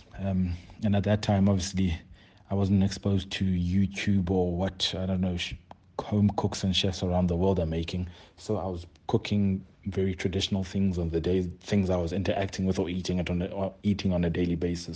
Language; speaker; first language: English; non-native, local second language; Xhosa